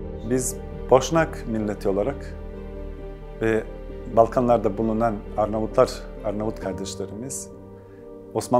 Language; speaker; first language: Turkish; non-native, fluent; Bosnian